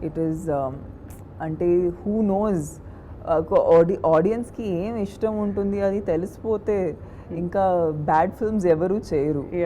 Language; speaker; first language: Telugu; non-native, local second language; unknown